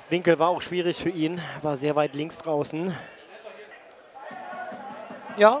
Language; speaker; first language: German; native; German